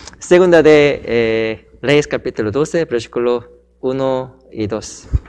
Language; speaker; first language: Spanish; non-native, learner; Korean